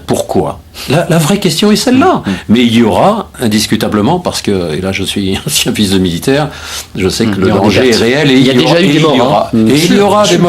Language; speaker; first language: French; native; French